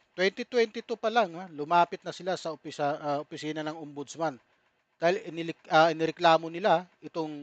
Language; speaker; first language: Filipino; native; Filipino